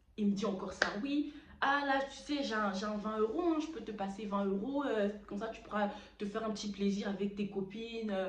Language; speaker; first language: French; early bilingual, other home language; Lingala